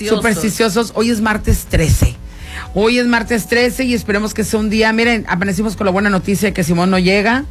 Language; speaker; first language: Spanish; native; Spanish